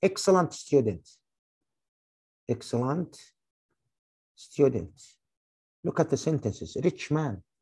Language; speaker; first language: English; non-native, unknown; Arabic